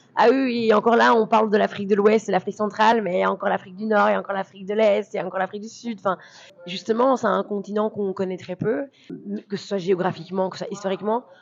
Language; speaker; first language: French; early bilingual, other home language; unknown